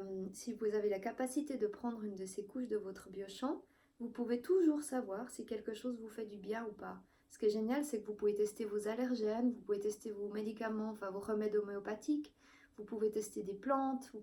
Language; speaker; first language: French; native; French